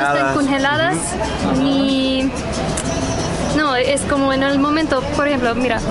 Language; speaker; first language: Spanish; non-native, learner; English